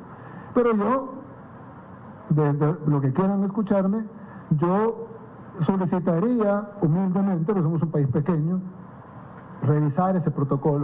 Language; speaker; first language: Spanish; native; Spanish